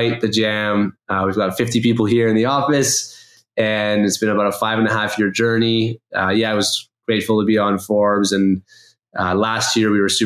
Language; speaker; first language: English; native; English